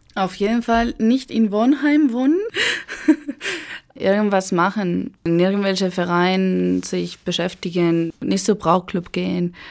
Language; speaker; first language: German; non-native, fluent; Spanish